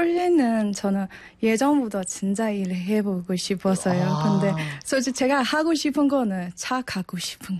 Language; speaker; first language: Korean; non-native, learner; Burmese